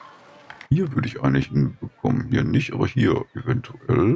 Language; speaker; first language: German; native; German